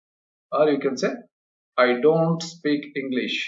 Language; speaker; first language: English; non-native, local second language; Kannada